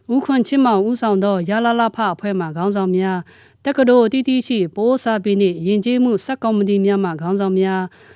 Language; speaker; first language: Burmese; non-native, local second language; Pa'o Karen